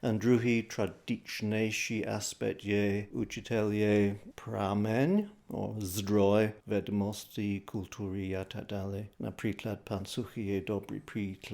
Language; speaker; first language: Slovak; non-native, fluent; English